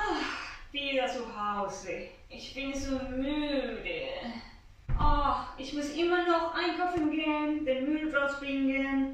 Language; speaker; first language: German; non-native, learner; Spanish